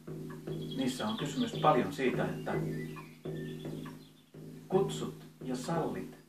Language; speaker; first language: Finnish; native; Finnish